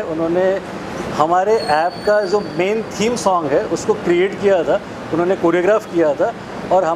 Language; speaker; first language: Hindi; native; Hindi